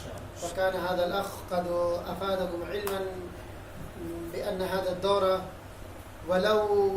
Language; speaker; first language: Arabic; non-native, fluent; Urdu